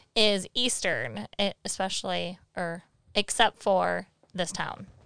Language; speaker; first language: English; native; English